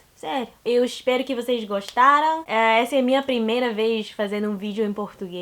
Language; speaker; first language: Portuguese; non-native, learner; English